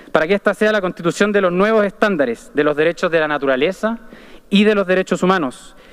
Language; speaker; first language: Spanish; native; Spanish